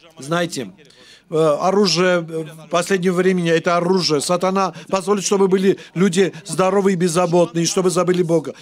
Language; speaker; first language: Russian; non-native, local second language; Armenian